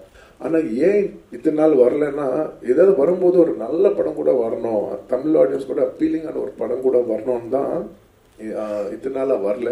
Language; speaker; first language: Tamil; non-native, local second language; Telugu